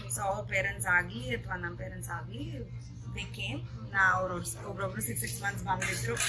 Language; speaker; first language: Kannada; non-native, local second language; Telugu